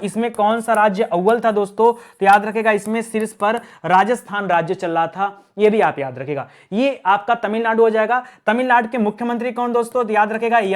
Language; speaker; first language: Hindi; native; Hindi